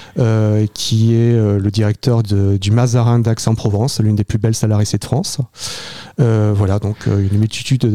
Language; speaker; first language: French; native; French